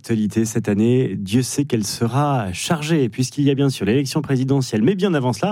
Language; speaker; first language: French; native; French